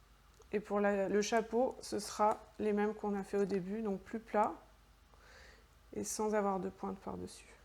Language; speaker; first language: French; native; French